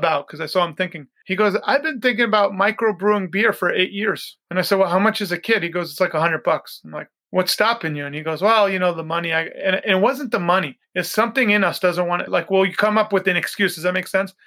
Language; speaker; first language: English; native; English